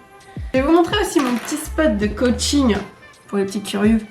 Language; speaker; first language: French; native; French